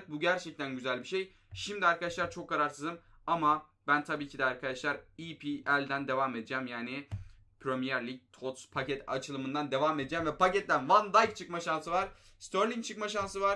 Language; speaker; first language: Turkish; native; Turkish